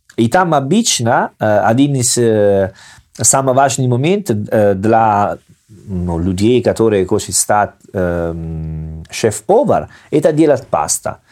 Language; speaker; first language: Russian; non-native, fluent; Italian